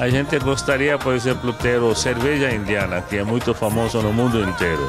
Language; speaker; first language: Portuguese; non-native, fluent; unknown